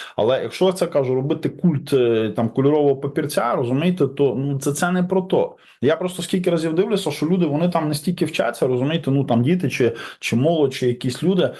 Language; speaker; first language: Ukrainian; non-native, local second language; Russian